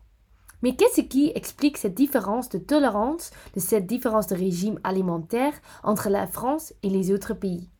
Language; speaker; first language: French; non-native, fluent; Dutch